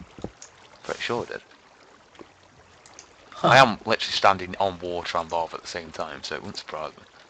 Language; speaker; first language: English; native; English